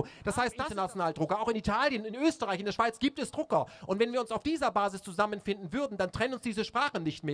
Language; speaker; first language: German; native; German